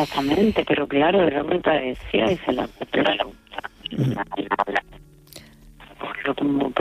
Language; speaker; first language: Spanish; native; Spanish